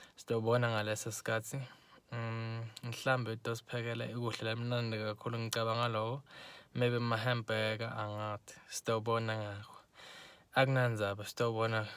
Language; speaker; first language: Zulu; non-native, local second language; Swati